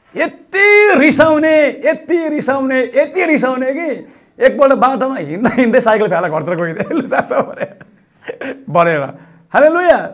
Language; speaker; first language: Nepali; non-native, local second language; Eastern Tamang